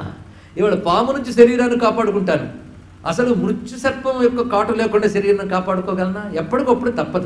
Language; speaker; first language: Telugu; native; Telugu